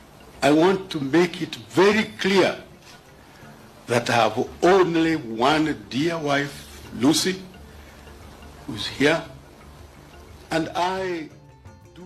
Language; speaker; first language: English; non-native, local second language; Kikuyu